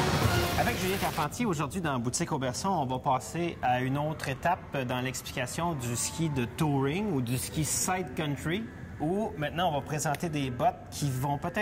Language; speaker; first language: French; native; French